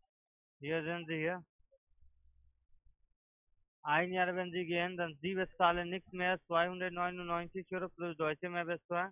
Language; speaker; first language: German; non-native, learner; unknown